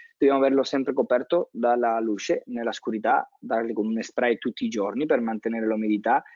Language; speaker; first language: Italian; non-native, fluent; Spanish